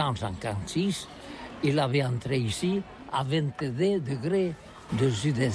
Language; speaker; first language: French; non-native, learner; Catalan